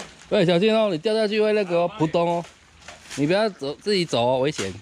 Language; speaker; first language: Chinese; native; Chinese